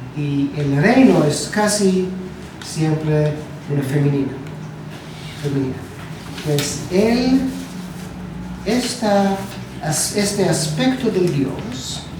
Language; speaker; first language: Spanish; non-native, learner; Hebrew